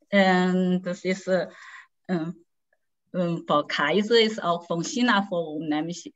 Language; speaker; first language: German; non-native, fluent; Chinese